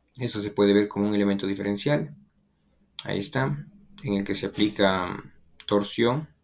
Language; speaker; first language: Spanish; native; Spanish